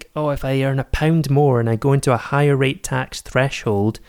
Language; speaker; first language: English; native; English